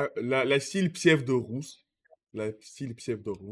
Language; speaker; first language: French; non-native, learner; Russian